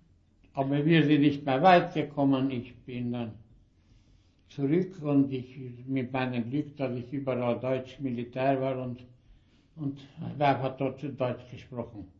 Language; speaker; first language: German; early bilingual, heritage; German